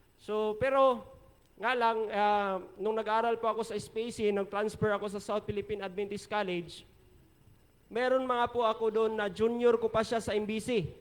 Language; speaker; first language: Filipino; non-native, local second language; Hiligaynon